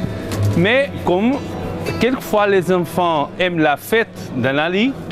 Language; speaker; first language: French; non-native, learner; Portuguese